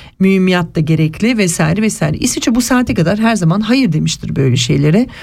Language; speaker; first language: Turkish; early bilingual, heritage; Turkish